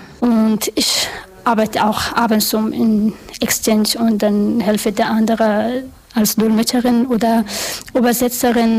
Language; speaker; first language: German; non-native, learner; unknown